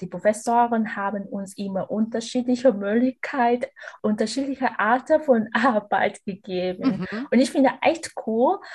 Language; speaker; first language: German; non-native, learner; Vietnamese